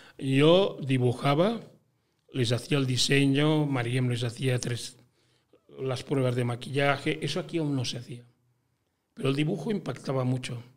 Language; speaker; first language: Spanish; native; Spanish